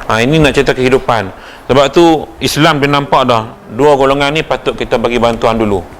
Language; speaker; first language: Malay; native; Malay